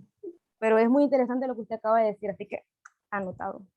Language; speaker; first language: Spanish; native; Spanish